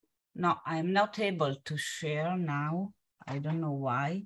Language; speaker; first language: English; non-native, fluent; Italian